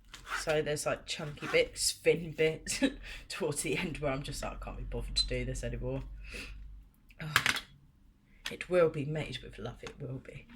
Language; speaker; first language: English; native; English